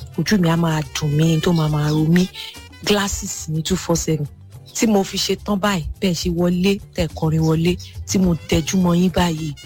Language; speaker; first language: Yoruba; native; Yoruba